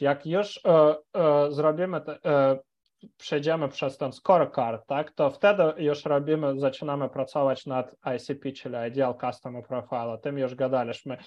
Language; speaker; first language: Polish; non-native, fluent; Ukrainian